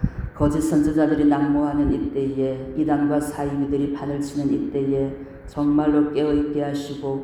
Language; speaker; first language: Korean; native; Korean